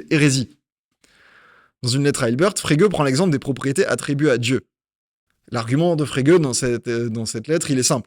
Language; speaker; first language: French; native; French